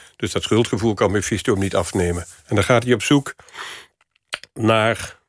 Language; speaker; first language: Dutch; native; Dutch